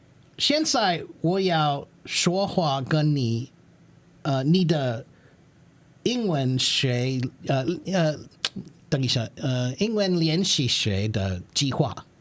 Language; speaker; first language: Chinese; non-native, learner; English